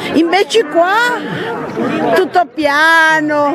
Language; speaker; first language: Italian; non-native, learner; Spanish